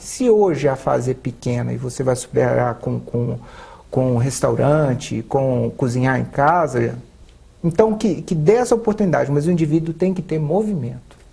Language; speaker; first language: Portuguese; native; Portuguese